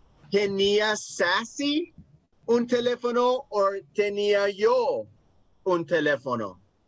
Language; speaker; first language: Spanish; non-native, fluent; English